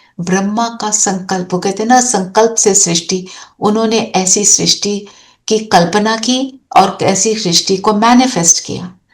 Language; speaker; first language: Hindi; native; Hindi